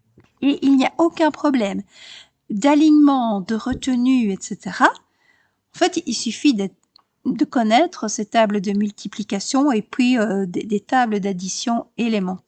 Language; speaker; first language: French; native; French